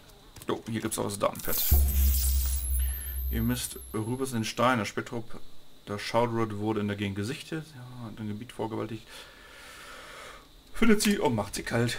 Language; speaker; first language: German; native; German